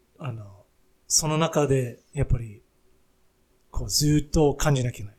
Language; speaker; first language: Japanese; non-native, fluent; English